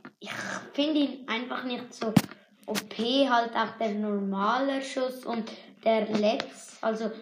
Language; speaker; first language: German; native; German